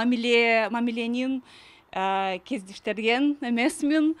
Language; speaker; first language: Kyrgyz; non-native, fluent; English